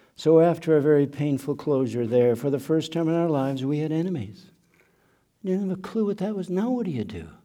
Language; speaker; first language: English; non-native, fluent; German